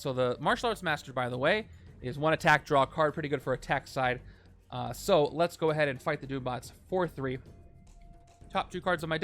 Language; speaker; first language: English; native; English